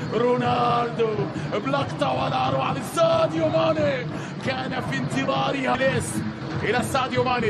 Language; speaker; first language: Arabic; native; Arabic